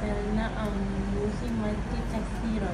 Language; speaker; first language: Arabic; non-native, learner; Malay